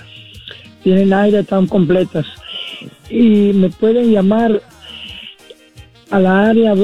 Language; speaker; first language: Spanish; native; Spanish